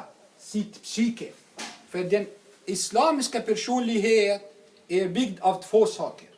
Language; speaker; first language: Swedish; non-native, fluent; Arabic